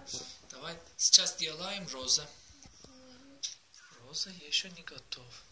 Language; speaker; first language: Russian; non-native, learner; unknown